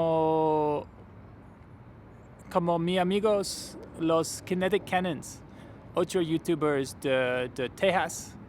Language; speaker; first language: Spanish; non-native, learner; English